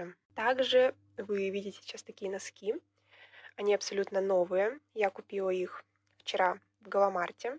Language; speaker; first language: Russian; native; Russian